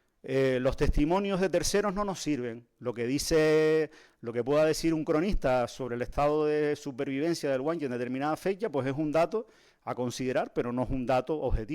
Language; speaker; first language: Spanish; native; Spanish